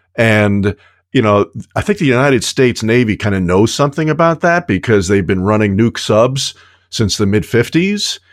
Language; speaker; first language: English; native; English